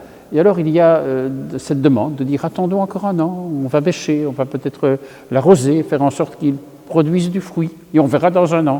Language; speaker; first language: French; native; French